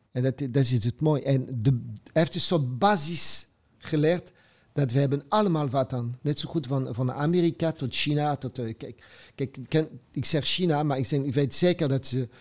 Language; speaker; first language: Dutch; non-native, fluent; French